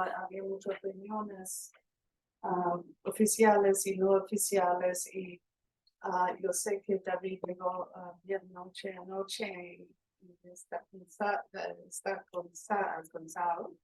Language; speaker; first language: Spanish; non-native, fluent; English